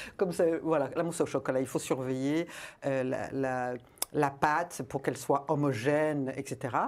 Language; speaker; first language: French; non-native, local second language; Rundi